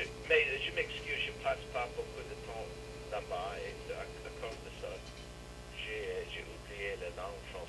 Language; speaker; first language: French; non-native, learner; English